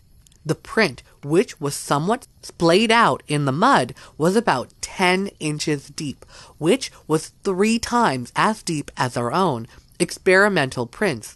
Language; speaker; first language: English; native; English